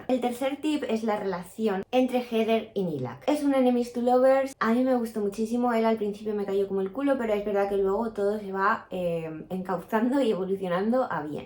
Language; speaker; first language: Spanish; native; Spanish